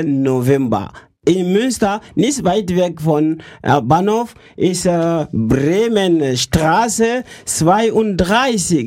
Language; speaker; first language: German; non-native, learner; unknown